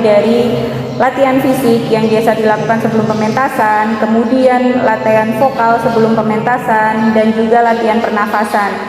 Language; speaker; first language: Indonesian; native; Indonesian